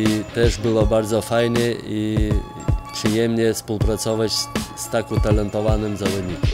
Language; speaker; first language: Polish; non-native, fluent; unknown